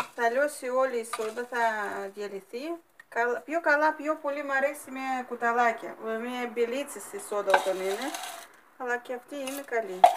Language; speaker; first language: Greek; non-native, fluent; Russian